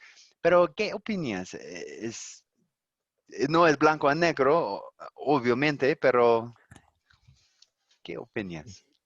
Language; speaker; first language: Spanish; non-native, learner; English